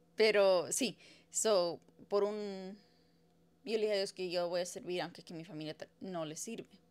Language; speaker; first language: Spanish; early bilingual, heritage; Spanish